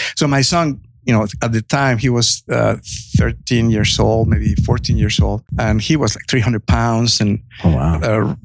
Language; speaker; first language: English; non-native, fluent; Spanish